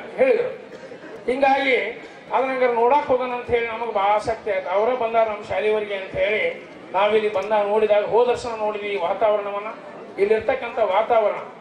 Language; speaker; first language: Kannada; native; Kannada